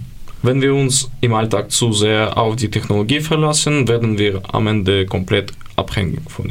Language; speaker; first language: German; non-native, fluent; Ukrainian